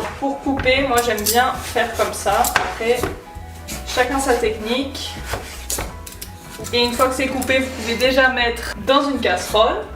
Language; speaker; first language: French; native; French